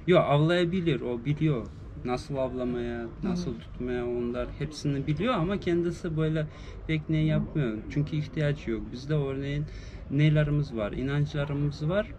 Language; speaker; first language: Turkish; non-native, fluent; Russian